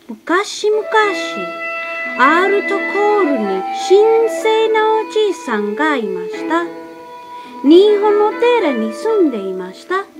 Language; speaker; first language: Japanese; non-native, learner; English